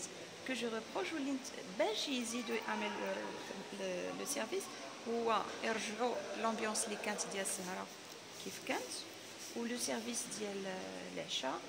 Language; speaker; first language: French; non-native, local second language; Arabic